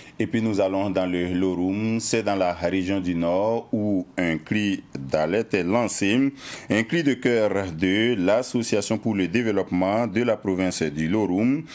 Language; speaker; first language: French; non-native, local second language; Mossi